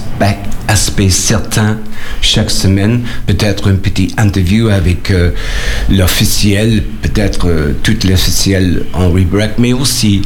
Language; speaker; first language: French; non-native, learner; English